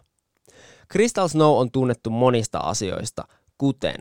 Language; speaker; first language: Finnish; native; Finnish